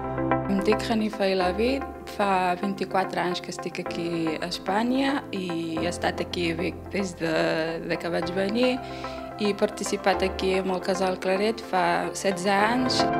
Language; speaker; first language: Catalan; non-native, fluent; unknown